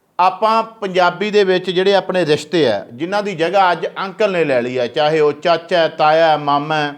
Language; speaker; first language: Punjabi; native; Punjabi